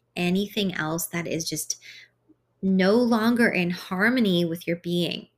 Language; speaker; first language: English; early bilingual, other home language; Hungarian